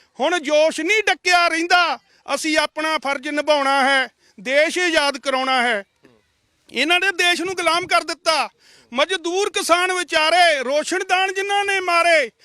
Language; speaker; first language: Punjabi; native; Punjabi